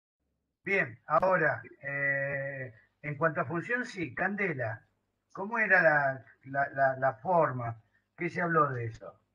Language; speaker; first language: Spanish; native; Spanish